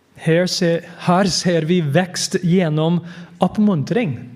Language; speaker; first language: Norwegian; non-native, fluent; English